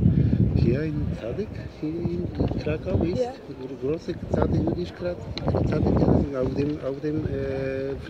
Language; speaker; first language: German; non-native, learner; Polish